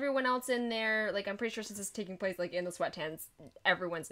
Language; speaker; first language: English; native; English